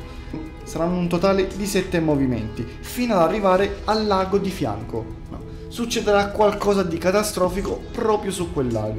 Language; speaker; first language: Italian; native; Italian